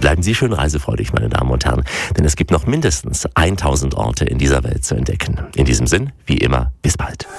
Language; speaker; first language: German; native; German